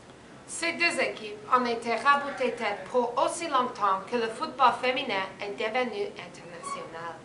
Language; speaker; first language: French; non-native, learner; English